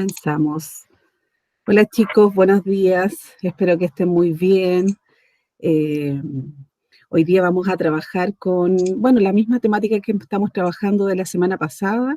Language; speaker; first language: Spanish; native; Spanish